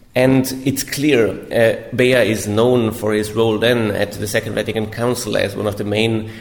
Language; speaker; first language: English; non-native, fluent; German